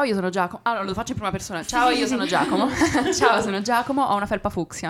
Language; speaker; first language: Italian; native; Italian